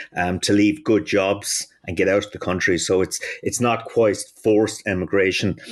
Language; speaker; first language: English; native; English